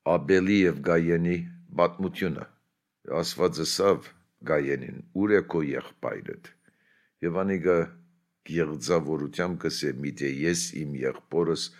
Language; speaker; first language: Armenian; early bilingual, heritage; Armenian